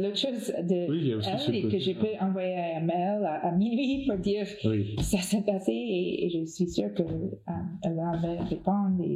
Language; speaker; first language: French; non-native, learner; English